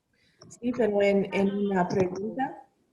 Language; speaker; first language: Spanish; non-native, learner; English